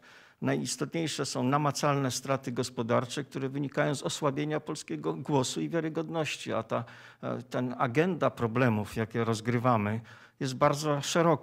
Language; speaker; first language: Polish; native; Polish